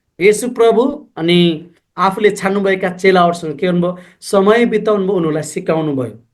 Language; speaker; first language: Nepali; native; Nepali